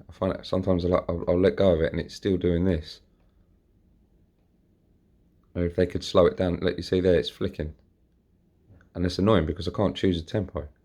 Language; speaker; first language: English; native; English